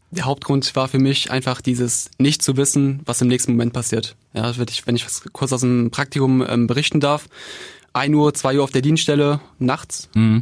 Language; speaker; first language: German; early bilingual, other home language; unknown